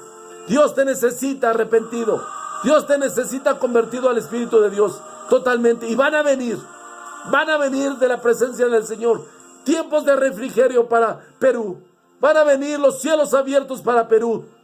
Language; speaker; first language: Spanish; native; Spanish